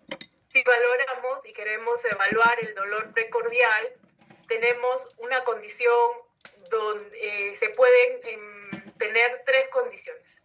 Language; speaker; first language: Spanish; native; Spanish